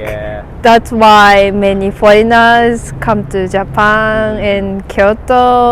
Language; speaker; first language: English; non-native, learner; Japanese